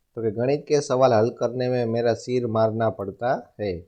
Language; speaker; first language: Hindi; non-native, local second language; Gujarati